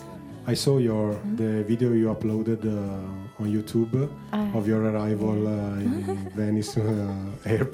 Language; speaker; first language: English; non-native, learner; Italian